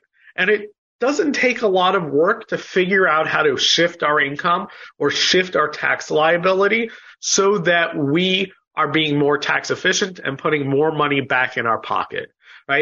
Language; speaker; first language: English; native; English